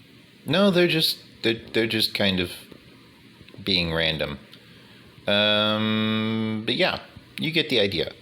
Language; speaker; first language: English; native; English